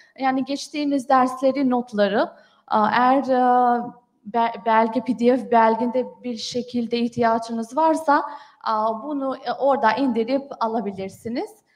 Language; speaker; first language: Turkish; non-native, fluent; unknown